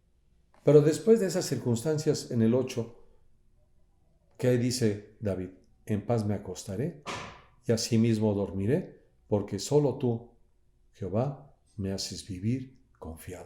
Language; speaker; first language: Spanish; native; Spanish